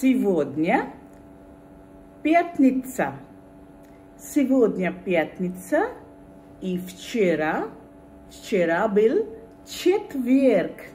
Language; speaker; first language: Russian; non-native, fluent; Bangla